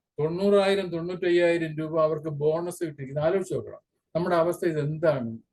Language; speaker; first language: Malayalam; native; Malayalam